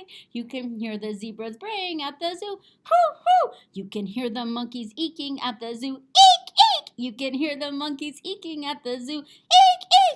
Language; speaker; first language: English; native; English